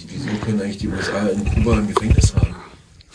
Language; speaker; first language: German; native; German